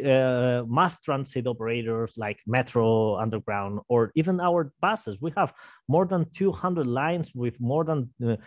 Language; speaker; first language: English; non-native, fluent; Spanish